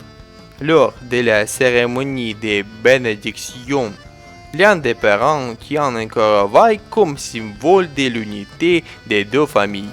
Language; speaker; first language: French; non-native, fluent; Ukrainian